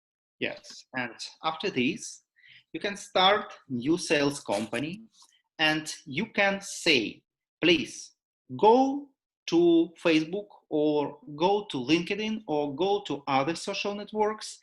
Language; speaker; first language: English; non-native, learner; Russian